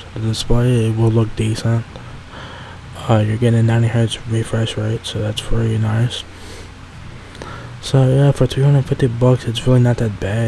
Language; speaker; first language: English; native; English